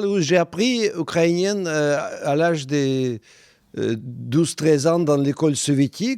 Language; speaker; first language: French; non-native, fluent; Russian